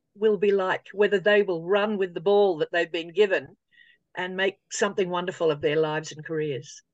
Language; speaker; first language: English; native; English